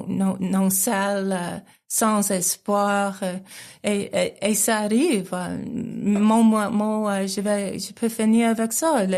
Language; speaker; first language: French; non-native, local second language; English